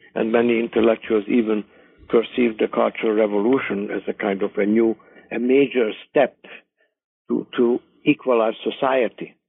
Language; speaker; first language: English; non-native, fluent; Hungarian